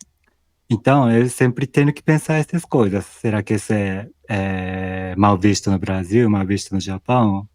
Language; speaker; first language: Portuguese; non-native, fluent; Japanese